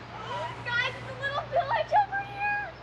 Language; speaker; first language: English; native; English